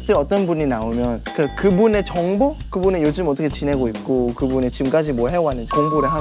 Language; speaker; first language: Korean; non-native, fluent; Thai